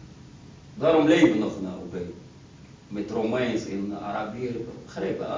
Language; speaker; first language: Dutch; non-native, learner; Arabic